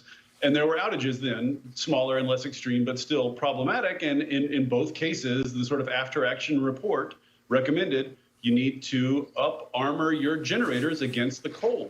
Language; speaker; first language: English; native; English